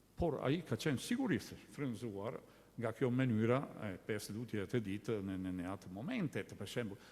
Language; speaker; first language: Albanian; non-native, fluent; Italian